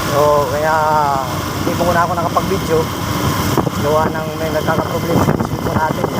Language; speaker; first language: Filipino; non-native, local second language; Waray